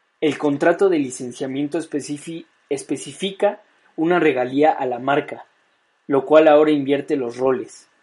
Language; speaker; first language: Spanish; native; Spanish